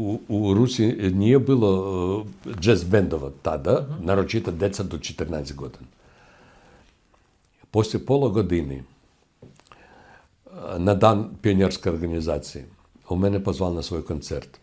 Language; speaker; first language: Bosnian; non-native, learner; Russian